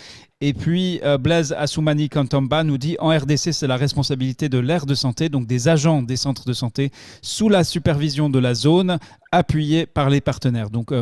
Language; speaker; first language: French; native; French